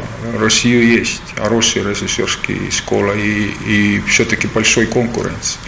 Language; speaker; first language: Russian; non-native, learner; Estonian